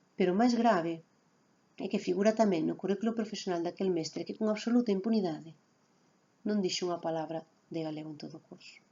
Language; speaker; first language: Galician; native; Galician